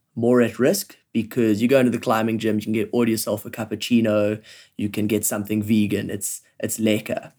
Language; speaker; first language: English; native; English